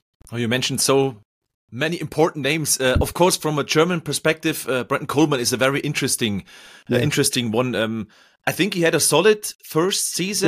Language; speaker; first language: English; non-native, fluent; German